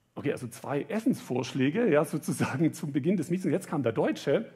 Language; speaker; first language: German; native; German